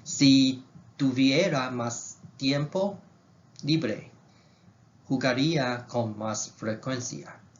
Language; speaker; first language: Spanish; non-native, learner; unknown